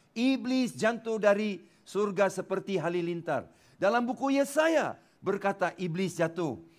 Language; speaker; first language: Malay; non-native, local second language; Tamil